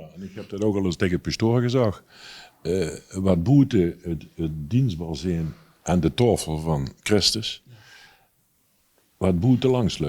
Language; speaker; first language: Dutch; native; Dutch